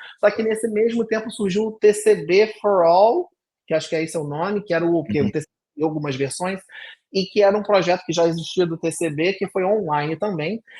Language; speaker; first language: Portuguese; native; Portuguese